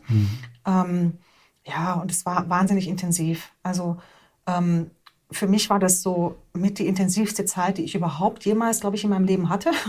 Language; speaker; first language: German; early bilingual, other home language; Hungarian